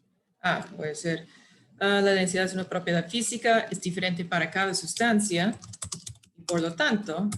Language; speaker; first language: Spanish; non-native, fluent; English